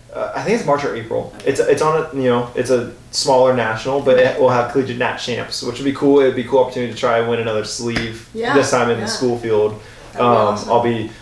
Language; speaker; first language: English; native; English